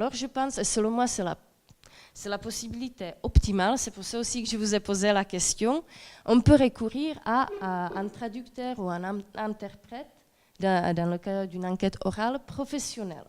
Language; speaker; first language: French; non-native, fluent; Czech